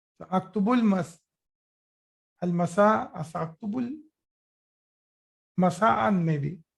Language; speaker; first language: Arabic; non-native, fluent; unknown